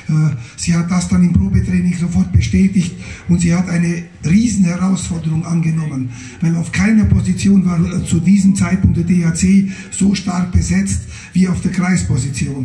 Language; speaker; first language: German; native; German